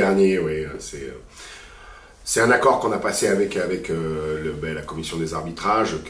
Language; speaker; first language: French; native; French